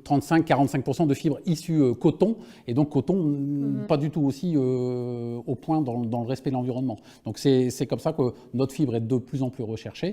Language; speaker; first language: French; native; French